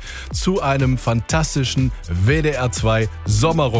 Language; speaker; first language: German; native; German